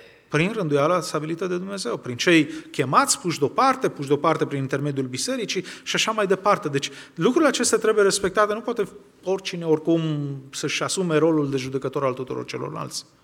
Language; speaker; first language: Romanian; native; Romanian